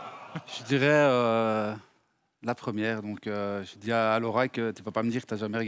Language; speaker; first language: French; native; French